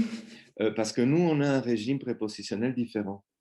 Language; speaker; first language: French; non-native, fluent; Spanish